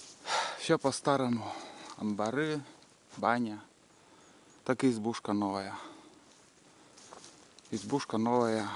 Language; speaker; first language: Russian; native; Russian